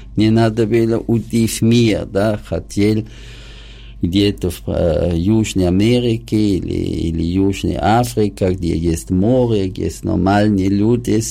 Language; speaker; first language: Russian; non-native, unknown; German